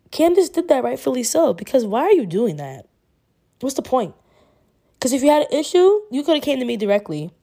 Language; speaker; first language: English; native; English